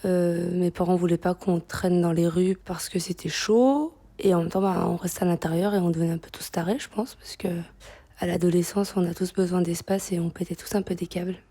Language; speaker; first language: French; native; French